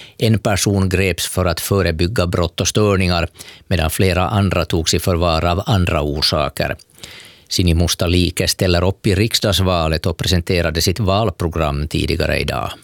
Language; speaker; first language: Swedish; native; Swedish